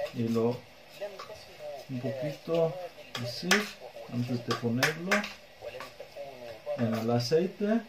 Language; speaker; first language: Spanish; non-native, fluent; Arabic